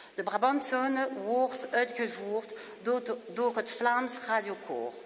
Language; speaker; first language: Dutch; non-native, local second language; French